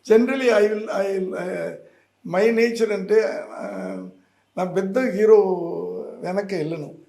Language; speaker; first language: Telugu; non-native, learner; Tamil